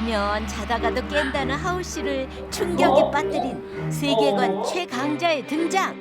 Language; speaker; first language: Korean; native; Korean